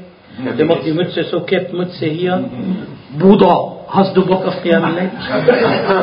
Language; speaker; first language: German; non-native, fluent; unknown